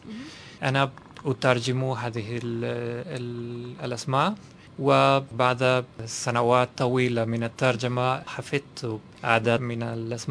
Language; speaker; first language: Arabic; non-native, fluent; Spanish